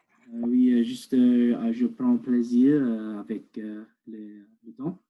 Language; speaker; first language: French; non-native, learner; English